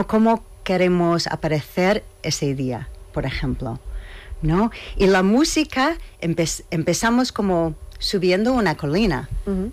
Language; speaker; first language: Spanish; non-native, fluent; English